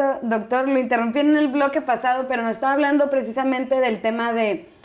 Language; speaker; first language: Spanish; native; Spanish